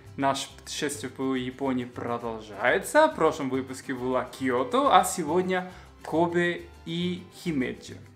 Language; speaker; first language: Russian; non-native, fluent; Spanish